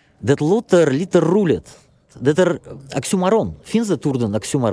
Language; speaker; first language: Swedish; non-native, fluent; Russian